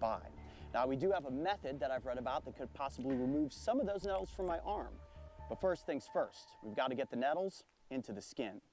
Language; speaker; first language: English; native; English